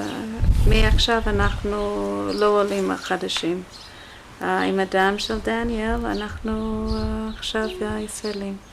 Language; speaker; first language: Hebrew; non-native, fluent; English